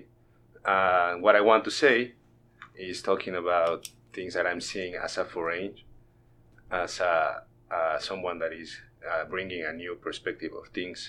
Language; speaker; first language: English; non-native, fluent; Spanish